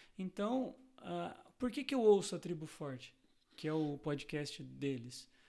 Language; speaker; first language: Portuguese; native; Portuguese